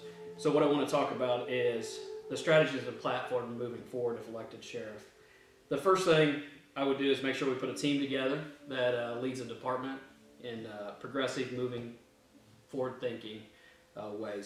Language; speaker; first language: English; native; English